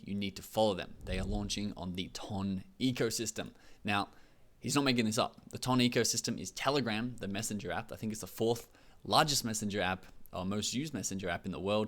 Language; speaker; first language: English; native; English